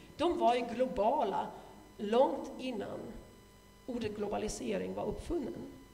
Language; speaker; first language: Swedish; non-native, fluent; German